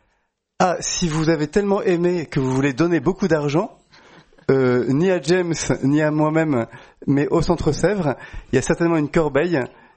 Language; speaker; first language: French; native; French